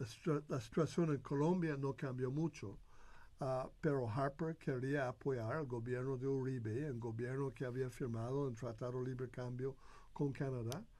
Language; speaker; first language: Spanish; non-native, fluent; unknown